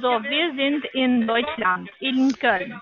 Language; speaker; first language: German; non-native, learner; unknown